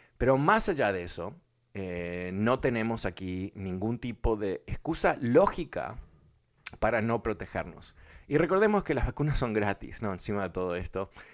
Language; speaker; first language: Spanish; early bilingual, other home language; English